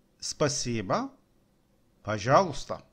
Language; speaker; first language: Russian; non-native, learner; Turkish